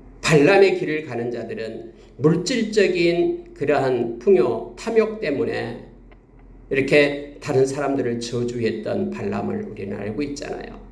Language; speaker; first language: Korean; native; Korean